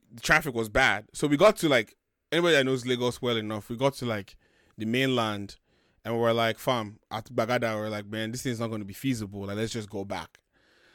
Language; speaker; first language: English; non-native, local second language; Yoruba